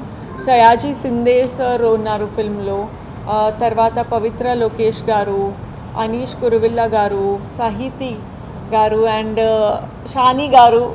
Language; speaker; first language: Telugu; non-native, fluent; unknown